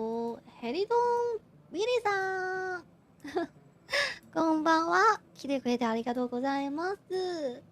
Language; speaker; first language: Japanese; non-native, fluent; Chinese